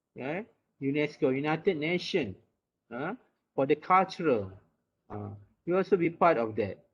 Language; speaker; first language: English; non-native, local second language; Malay